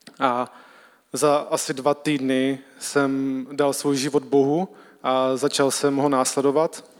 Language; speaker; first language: Czech; native; Czech